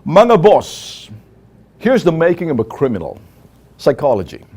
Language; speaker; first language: English; non-native, local second language; Filipino